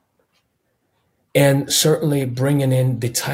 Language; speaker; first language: English; non-native, fluent; Russian